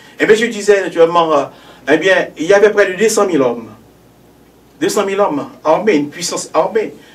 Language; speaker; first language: French; non-native, local second language; Haitian Creole